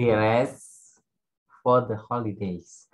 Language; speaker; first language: English; non-native, learner; Indonesian